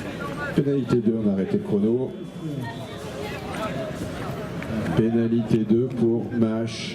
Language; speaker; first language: French; native; French